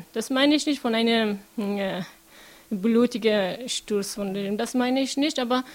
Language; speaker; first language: German; non-native, learner; Persian